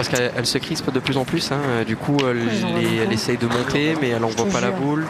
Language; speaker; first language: French; native; French